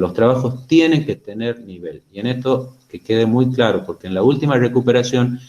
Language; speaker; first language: Spanish; native; Spanish